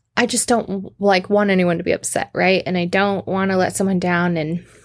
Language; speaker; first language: English; native; English